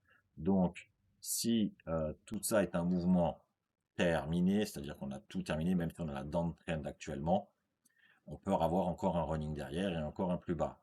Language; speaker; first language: French; native; French